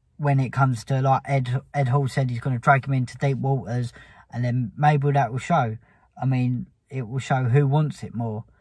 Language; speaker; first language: English; native; English